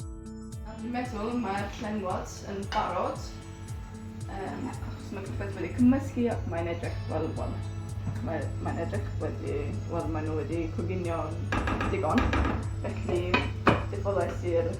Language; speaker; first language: Welsh; non-native, learner; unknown